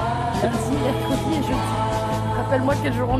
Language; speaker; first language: French; native; French